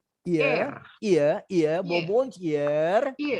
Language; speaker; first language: German; non-native, learner; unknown